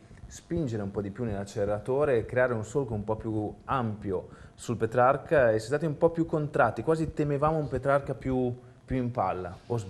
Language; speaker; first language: Italian; native; Italian